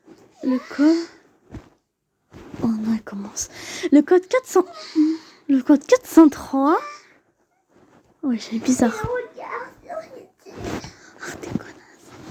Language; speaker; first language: French; native; French